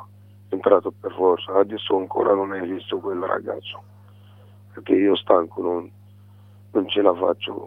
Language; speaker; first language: Italian; non-native, learner; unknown